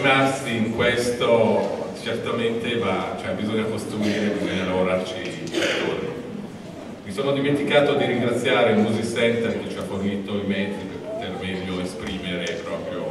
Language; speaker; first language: Italian; native; Italian